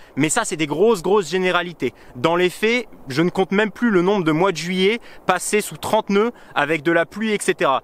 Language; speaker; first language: French; native; French